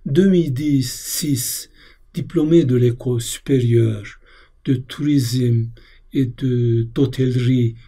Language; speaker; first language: French; non-native, fluent; Turkish